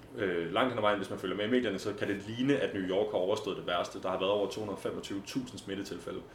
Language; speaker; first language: Danish; native; Danish